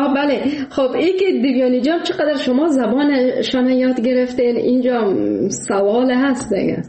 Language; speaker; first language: Persian; native; Persian